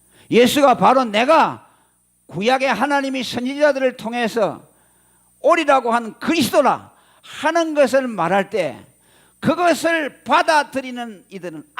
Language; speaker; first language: Korean; native; Korean